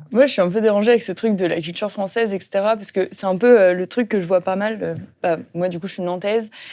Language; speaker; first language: French; native; French